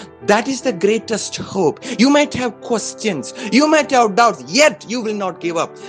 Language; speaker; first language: English; non-native, local second language; Malayalam